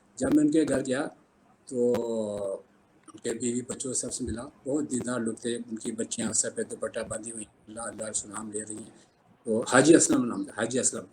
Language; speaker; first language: Urdu; native; Urdu